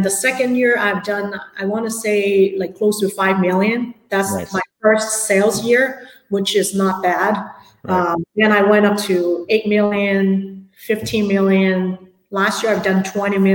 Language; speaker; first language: English; non-native, local second language; Cantonese